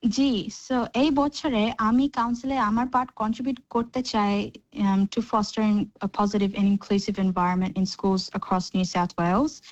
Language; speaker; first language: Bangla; early bilingual, heritage; Bangla